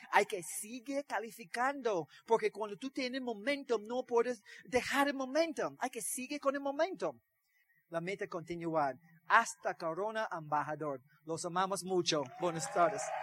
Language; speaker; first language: Spanish; non-native, learner; English